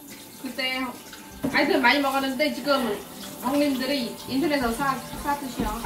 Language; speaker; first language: Korean; non-native, learner; Khmer